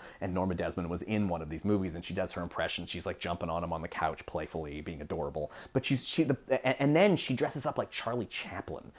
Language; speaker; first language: English; native; English